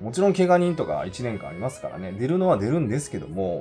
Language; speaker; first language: Japanese; native; Japanese